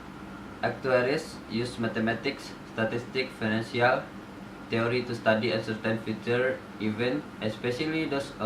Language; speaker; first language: English; non-native, learner; Indonesian